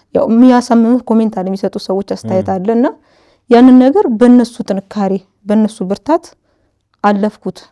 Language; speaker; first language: Amharic; native; Amharic